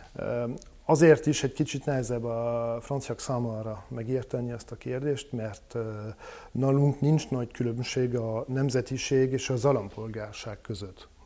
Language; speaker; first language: Hungarian; non-native, fluent; French